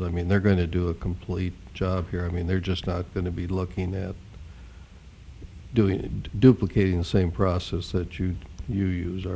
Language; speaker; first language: English; native; English